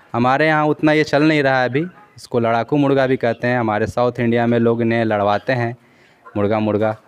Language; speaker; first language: Hindi; native; Hindi